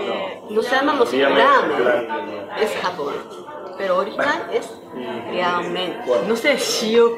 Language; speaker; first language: Spanish; non-native, learner; Japanese